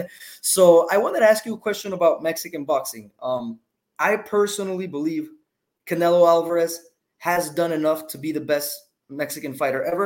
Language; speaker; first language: English; non-native, fluent; Spanish